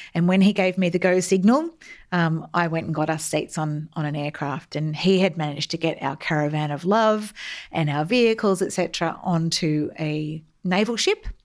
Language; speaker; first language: English; native; English